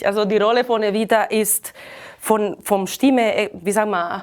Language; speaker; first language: German; non-native, fluent; Catalan